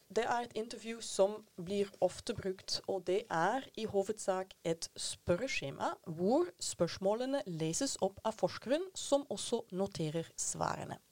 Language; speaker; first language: Norwegian; non-native, fluent; Dutch